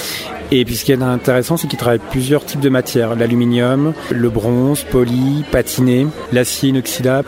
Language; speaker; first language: French; native; French